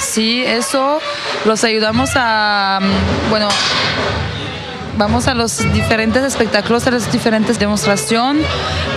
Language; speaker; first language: Spanish; non-native, fluent; French